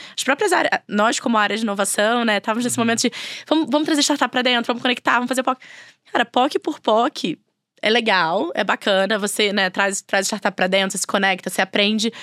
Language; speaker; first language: Portuguese; native; Portuguese